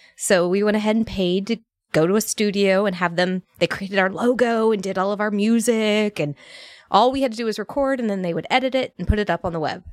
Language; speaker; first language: English; native; English